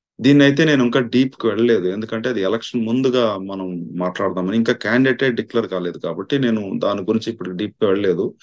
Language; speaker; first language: Telugu; non-native, local second language; Tamil